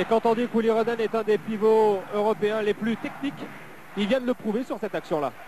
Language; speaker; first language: French; native; French